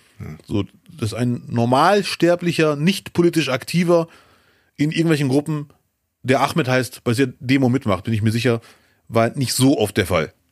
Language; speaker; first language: German; early bilingual, other home language; Arabic